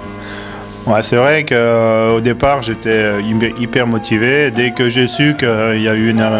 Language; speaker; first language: French; native; French